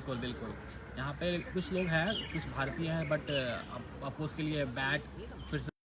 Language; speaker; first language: Hindi; native; Hindi